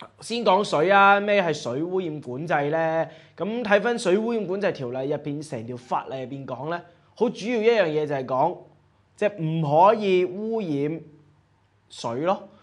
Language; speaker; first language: Cantonese; native; Cantonese